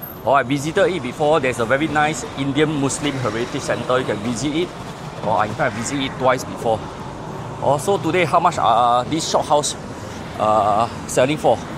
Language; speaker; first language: English; non-native, local second language; Chinese